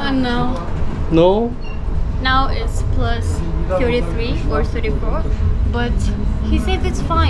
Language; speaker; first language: English; non-native, learner; Russian